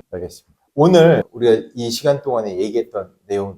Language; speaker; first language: Korean; native; Korean